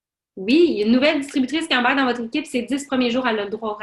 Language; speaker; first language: French; native; French